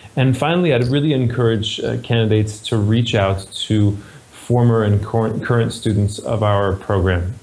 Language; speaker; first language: English; native; English